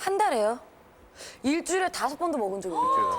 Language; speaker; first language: Korean; native; Korean